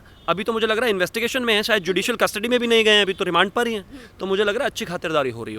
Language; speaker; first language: Hindi; native; Hindi